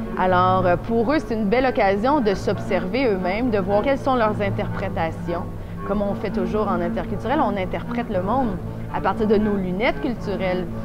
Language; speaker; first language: French; native; French